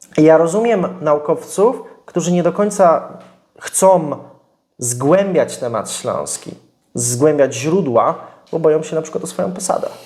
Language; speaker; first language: Polish; native; Polish